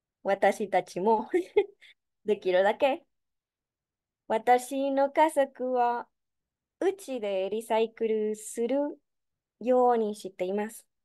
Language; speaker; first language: Japanese; non-native, learner; Spanish